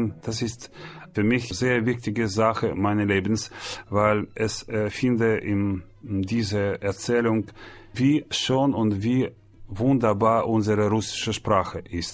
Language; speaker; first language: German; non-native, learner; Russian